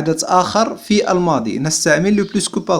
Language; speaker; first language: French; non-native, fluent; Arabic